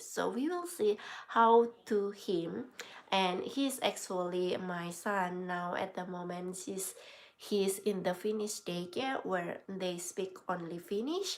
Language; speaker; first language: English; non-native, learner; Indonesian